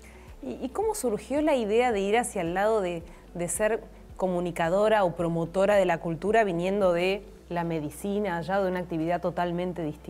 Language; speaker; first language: Spanish; native; Spanish